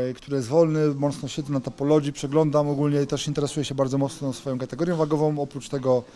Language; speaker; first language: Polish; native; Polish